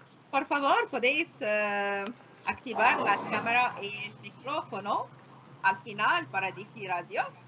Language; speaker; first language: Spanish; non-native, fluent; Arabic